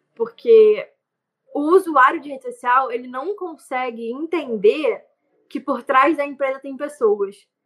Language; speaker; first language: Portuguese; native; Portuguese